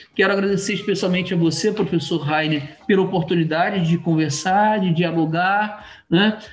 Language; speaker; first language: Portuguese; native; Portuguese